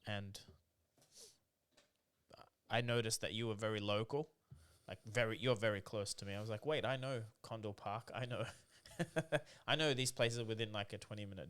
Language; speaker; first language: English; native; English